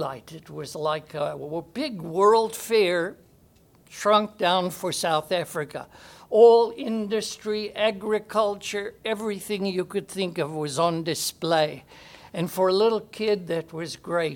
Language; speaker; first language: English; native; English